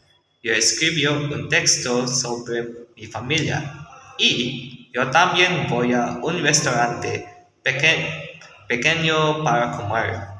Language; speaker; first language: Spanish; non-native, learner; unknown